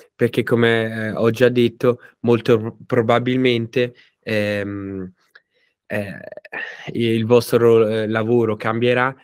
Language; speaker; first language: Italian; native; Italian